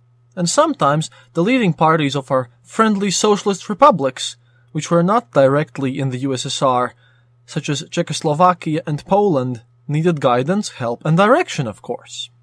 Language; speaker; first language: English; non-native, fluent; Latvian